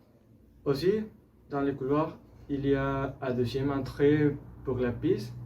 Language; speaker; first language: French; non-native, learner; Spanish